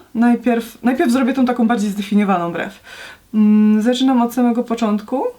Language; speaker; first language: Polish; native; Polish